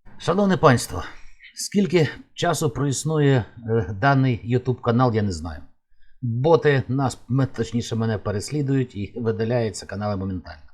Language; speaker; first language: Ukrainian; native; Ukrainian